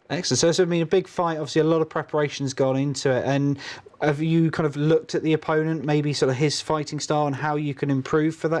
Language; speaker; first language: English; native; English